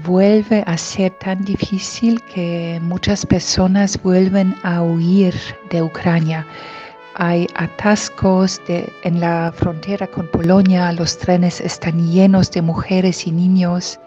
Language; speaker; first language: Spanish; non-native, fluent; Polish